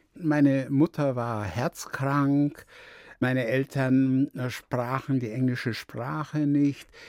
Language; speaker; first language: German; early bilingual, other home language; Yiddish